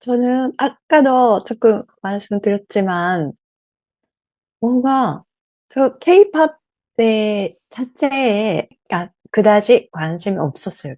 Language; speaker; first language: Korean; non-native, learner; Japanese